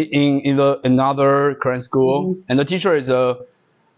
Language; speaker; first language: English; non-native, learner; Chinese